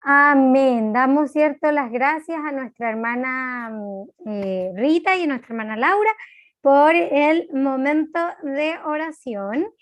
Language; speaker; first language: Spanish; native; Spanish